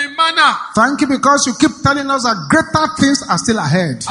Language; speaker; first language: English; non-native, local second language; Yoruba